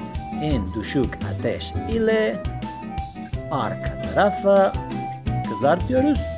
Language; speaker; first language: Turkish; non-native, learner; Spanish